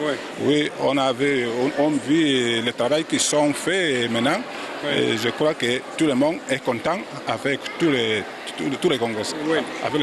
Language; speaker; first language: French; non-native, learner; Spanish